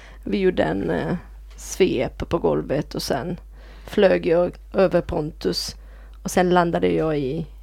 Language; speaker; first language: Swedish; non-native, fluent; Italian